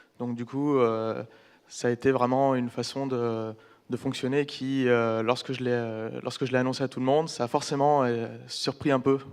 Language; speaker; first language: French; native; French